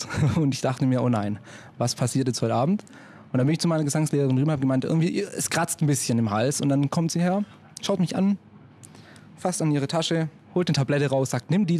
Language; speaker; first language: German; native; German